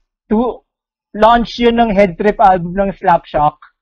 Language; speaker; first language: English; non-native, local second language; Filipino